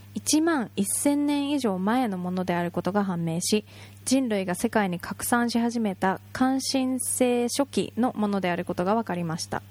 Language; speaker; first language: Japanese; native; Japanese